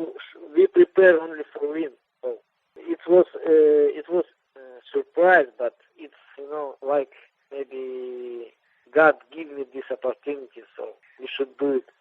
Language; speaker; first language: English; non-native, learner; Russian